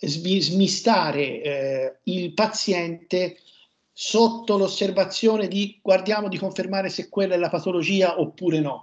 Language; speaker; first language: Italian; native; Italian